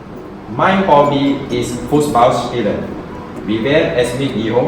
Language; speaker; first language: German; non-native, learner; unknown